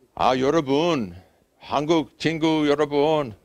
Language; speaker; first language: Korean; non-native, fluent; English